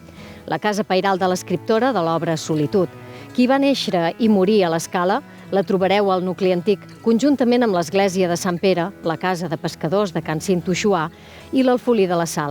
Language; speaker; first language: Catalan; native; Catalan